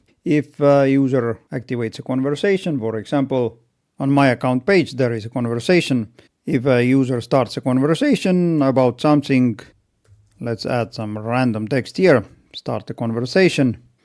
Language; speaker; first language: English; non-native, fluent; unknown